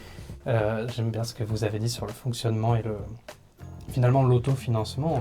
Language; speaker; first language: French; native; French